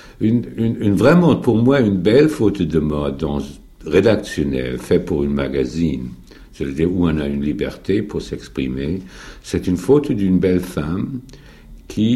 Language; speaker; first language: French; non-native, fluent; German